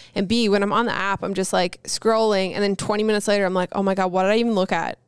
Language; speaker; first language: English; native; English